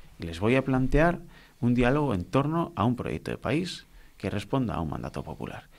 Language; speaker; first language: Spanish; non-native, local second language; Basque